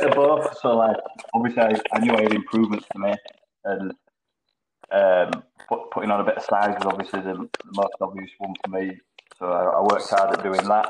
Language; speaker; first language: English; native; English